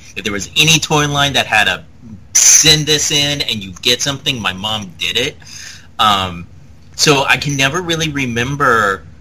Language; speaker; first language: English; native; English